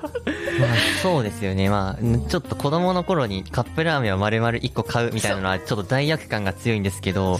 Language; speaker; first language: Japanese; native; Japanese